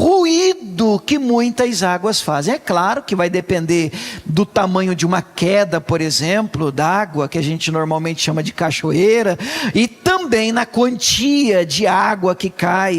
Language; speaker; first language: Portuguese; native; Portuguese